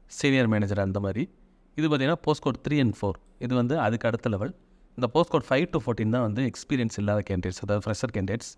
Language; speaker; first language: Tamil; native; Tamil